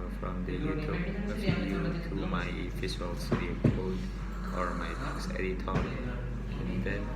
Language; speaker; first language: English; non-native, local second language; Indonesian